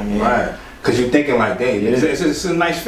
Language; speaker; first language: English; native; English